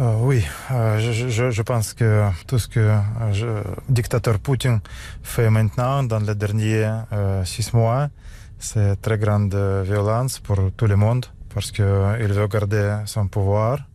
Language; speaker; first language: French; non-native, learner; Russian